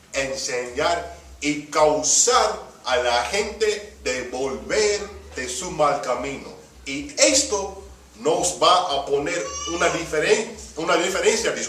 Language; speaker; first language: Spanish; early bilingual, heritage; Spanish